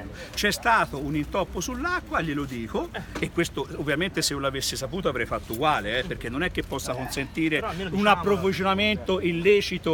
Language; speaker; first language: Italian; native; Italian